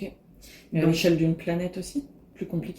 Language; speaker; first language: French; native; French